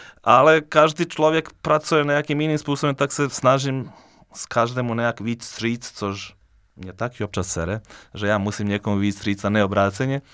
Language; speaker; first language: Czech; non-native, fluent; Serbian